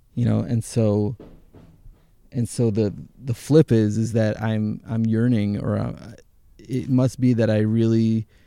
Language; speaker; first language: English; early bilingual, other home language; Hebrew